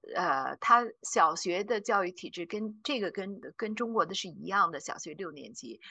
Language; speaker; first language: Chinese; native; Chinese